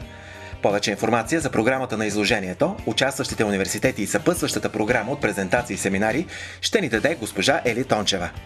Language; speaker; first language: Bulgarian; native; Bulgarian